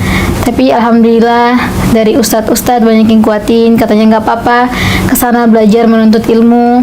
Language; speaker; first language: Indonesian; native; Indonesian